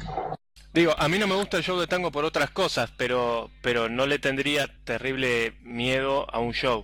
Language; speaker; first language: Spanish; native; Spanish